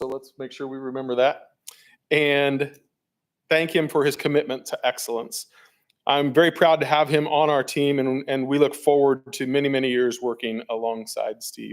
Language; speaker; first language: English; native; English